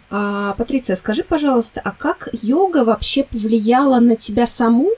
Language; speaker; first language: Russian; native; Russian